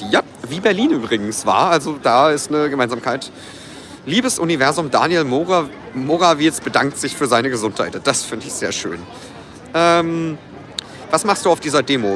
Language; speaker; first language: German; native; German